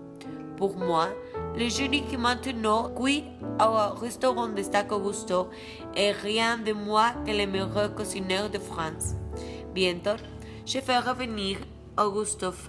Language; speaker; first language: French; non-native, learner; Spanish